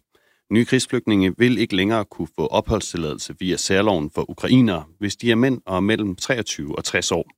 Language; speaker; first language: Danish; native; Danish